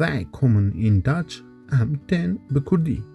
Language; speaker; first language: Dutch; non-native, learner; Kurdish